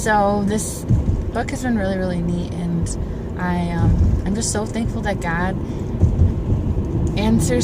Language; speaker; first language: English; native; English